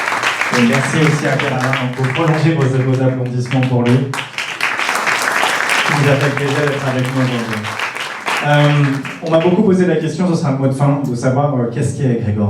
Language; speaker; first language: French; native; French